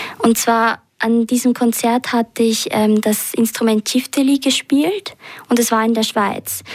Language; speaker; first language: German; early bilingual, other home language; Albanian